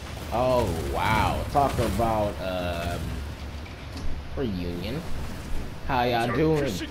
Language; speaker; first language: English; native; English